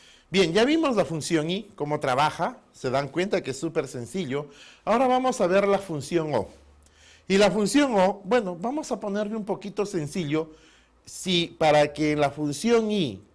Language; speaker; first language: Spanish; native; Spanish